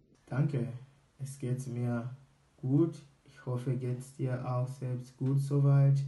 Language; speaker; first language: German; non-native, learner; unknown